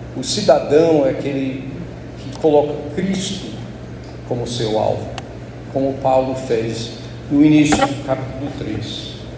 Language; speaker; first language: Portuguese; non-native, fluent; English